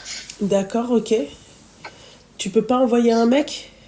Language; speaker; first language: French; native; French